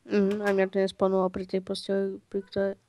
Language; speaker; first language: Czech; non-native, local second language; Slovak